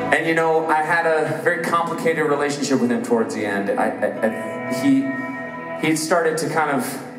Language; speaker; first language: English; native; English